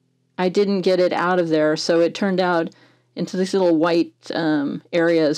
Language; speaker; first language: English; native; English